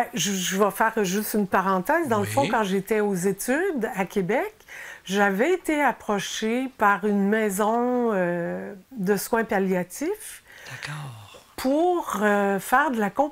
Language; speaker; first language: French; native; French